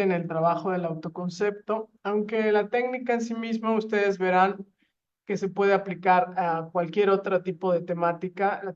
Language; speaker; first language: Spanish; native; Spanish